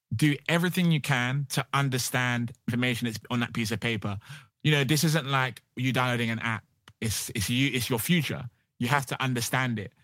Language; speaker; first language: English; native; English